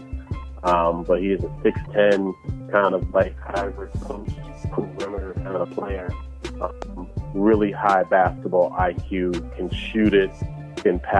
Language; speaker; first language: English; native; English